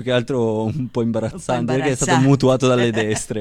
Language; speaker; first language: Italian; native; Italian